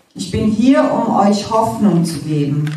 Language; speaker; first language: German; native; German